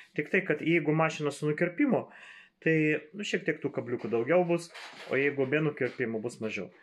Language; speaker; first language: Lithuanian; non-native, local second language; Russian